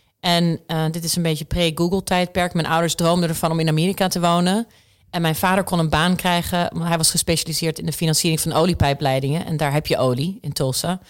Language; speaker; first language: Dutch; early bilingual, other home language; Czech